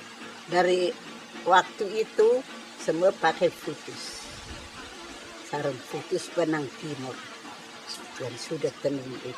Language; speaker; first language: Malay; non-native, local second language; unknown